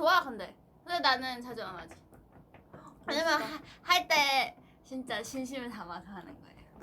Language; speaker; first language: Korean; non-native, fluent; Thai